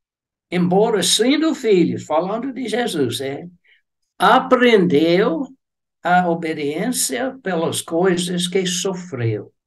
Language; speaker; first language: Portuguese; non-native, fluent; English